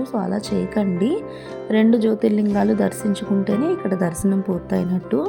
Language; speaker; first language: Telugu; native; Telugu